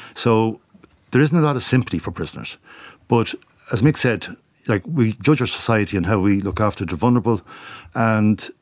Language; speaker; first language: English; native; English